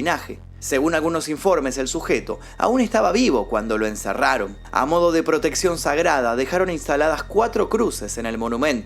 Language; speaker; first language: Spanish; native; Spanish